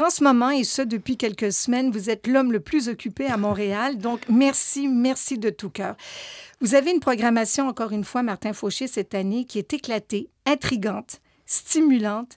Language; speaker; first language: French; native; French